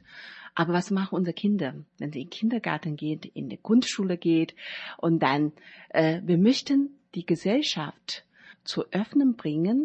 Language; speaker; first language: German; non-native, learner; Chinese